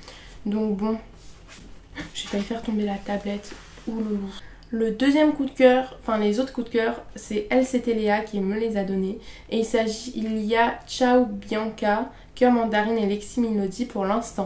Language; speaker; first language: French; native; French